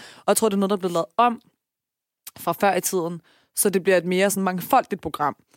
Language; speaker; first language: Danish; native; Danish